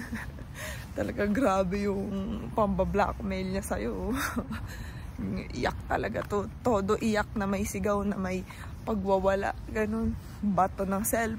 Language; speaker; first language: Filipino; native; Filipino